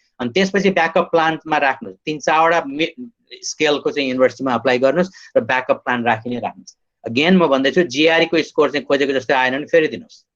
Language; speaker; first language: Nepali; native; Nepali